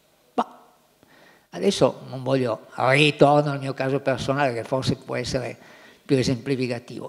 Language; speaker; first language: Italian; native; Italian